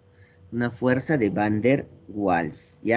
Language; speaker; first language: Spanish; native; Spanish